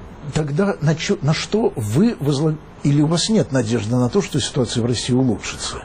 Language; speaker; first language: Russian; native; Russian